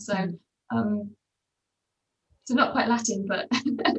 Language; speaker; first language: English; native; English